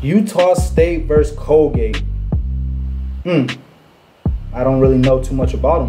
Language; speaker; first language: English; native; English